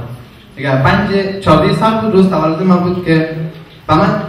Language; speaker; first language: Persian; native; Persian